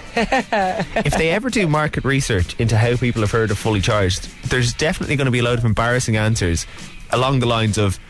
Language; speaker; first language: English; native; English